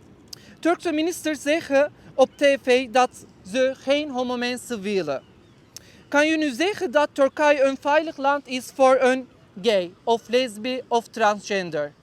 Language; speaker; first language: Dutch; non-native, fluent; Turkish